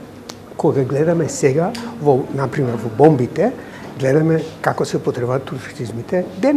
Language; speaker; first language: Macedonian; non-native, fluent; English